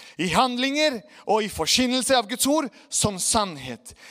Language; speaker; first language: Norwegian; non-native, fluent; Spanish